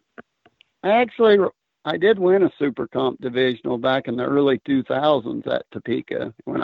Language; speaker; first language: English; native; English